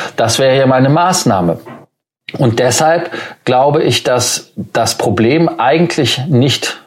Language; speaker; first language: German; native; German